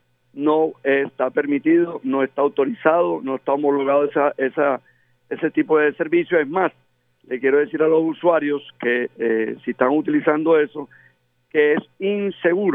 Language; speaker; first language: Spanish; native; Spanish